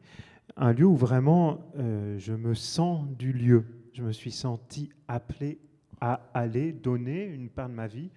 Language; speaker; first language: French; native; French